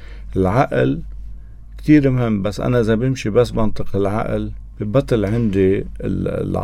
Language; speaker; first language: Arabic; native; Arabic